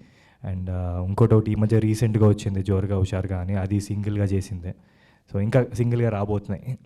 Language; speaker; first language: Telugu; native; Telugu